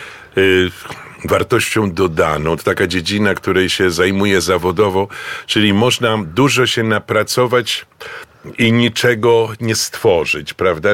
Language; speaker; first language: Polish; native; Polish